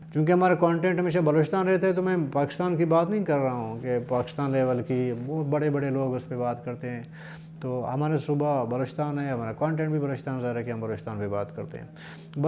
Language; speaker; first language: Urdu; non-native, local second language; Baluchi